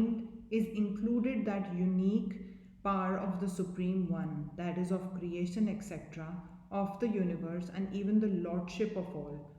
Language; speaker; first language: English; non-native, local second language; Hindi